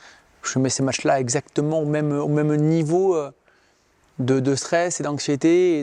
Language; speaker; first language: French; native; French